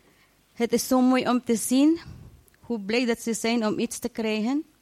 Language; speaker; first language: Dutch; non-native, fluent; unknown